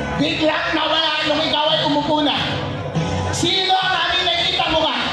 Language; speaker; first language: Filipino; non-native, local second language; Iloko